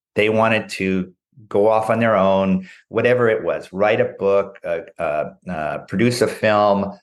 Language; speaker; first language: English; native; English